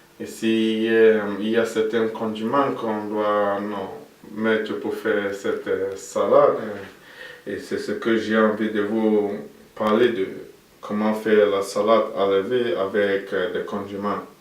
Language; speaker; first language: French; non-native, fluent; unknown